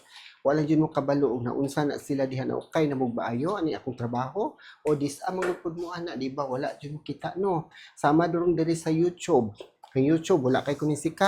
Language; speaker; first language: Cebuano; native; Cebuano